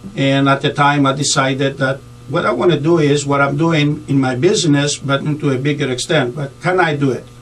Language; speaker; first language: English; non-native, fluent; Greek